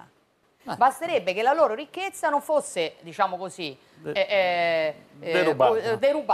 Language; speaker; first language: Italian; native; Italian